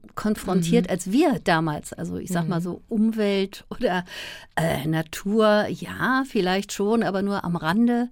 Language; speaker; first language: German; native; German